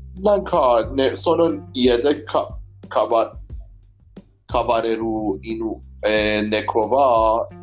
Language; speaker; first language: Japanese; non-native, learner; Persian